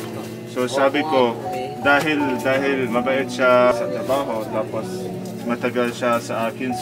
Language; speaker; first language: Filipino; non-native, learner; Arabic